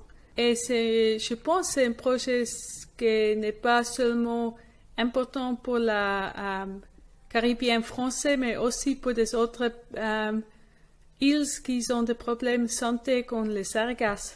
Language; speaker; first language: French; non-native, fluent; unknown